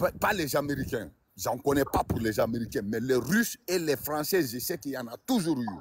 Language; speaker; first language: French; non-native, local second language; Mandingo